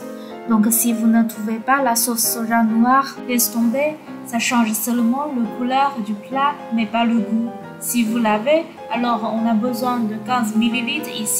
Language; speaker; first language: French; non-native, fluent; Chinese